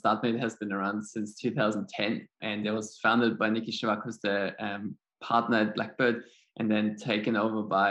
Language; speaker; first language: English; non-native, fluent; German